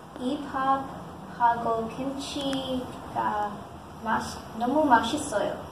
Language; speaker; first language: Korean; non-native, learner; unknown